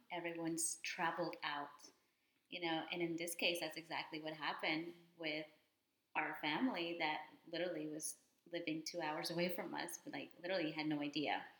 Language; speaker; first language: English; early bilingual, other home language; Spanish